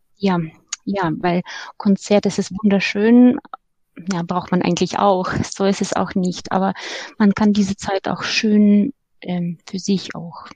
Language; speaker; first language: German; non-native, fluent; Russian